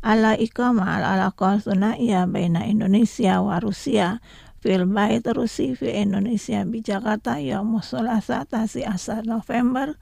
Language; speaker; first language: Arabic; non-native, learner; Indonesian